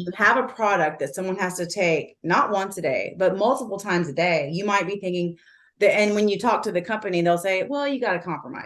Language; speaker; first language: English; native; English